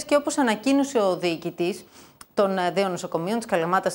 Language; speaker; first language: Greek; native; Greek